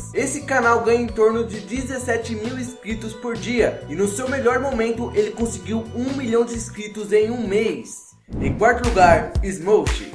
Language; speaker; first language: Portuguese; native; Portuguese